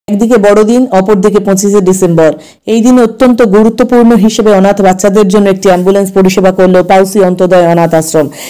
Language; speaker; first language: Bangla; native; Bangla